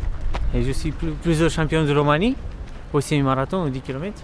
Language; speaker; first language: French; non-native, learner; Romanian